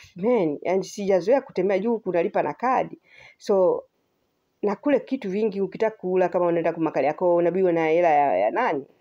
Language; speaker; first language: Swahili; native; Swahili